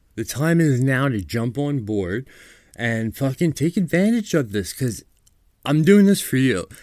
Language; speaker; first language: English; native; English